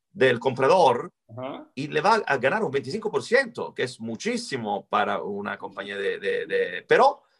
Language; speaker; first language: Spanish; non-native, learner; Italian